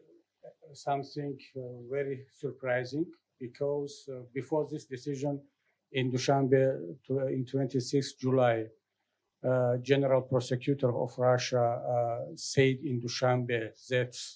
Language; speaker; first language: English; non-native, learner; Tajik